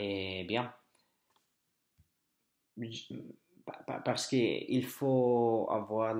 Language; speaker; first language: French; non-native, learner; Spanish